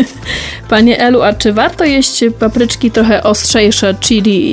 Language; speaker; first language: Polish; native; Polish